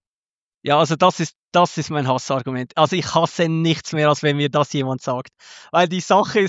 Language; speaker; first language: German; native; German